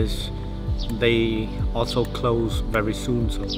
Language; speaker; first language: English; non-native, learner; Vietnamese